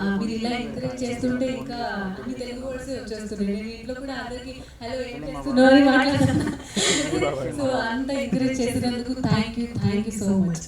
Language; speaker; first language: Telugu; non-native, learner; Marathi